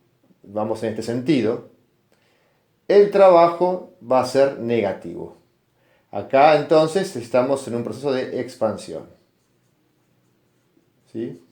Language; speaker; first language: Spanish; native; Spanish